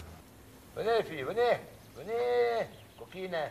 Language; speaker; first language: French; native; French